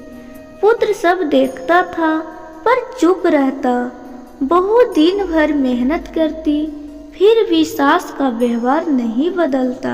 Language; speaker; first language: Hindi; native; Hindi